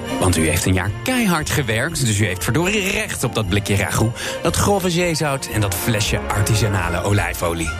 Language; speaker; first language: Dutch; native; Dutch